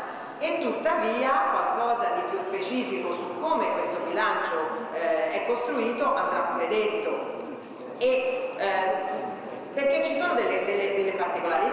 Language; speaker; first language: Italian; native; Italian